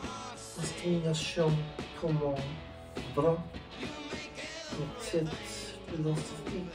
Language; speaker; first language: French; non-native, learner; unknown